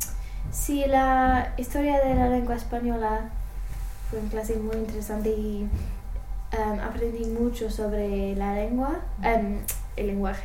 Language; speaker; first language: Spanish; non-native, learner; English